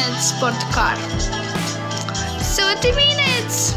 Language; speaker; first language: English; non-native, learner; Russian